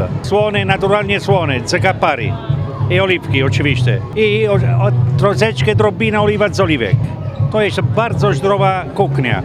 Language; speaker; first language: Polish; non-native, learner; Italian